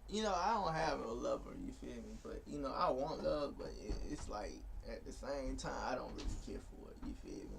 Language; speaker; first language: English; native; English